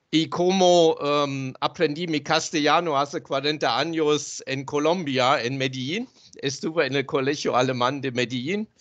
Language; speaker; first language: Spanish; non-native, fluent; German